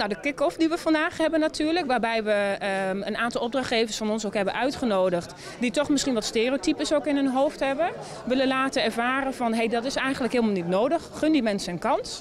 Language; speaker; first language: Dutch; native; Dutch